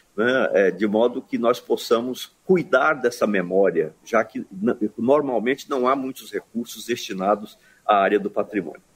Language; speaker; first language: Portuguese; native; Portuguese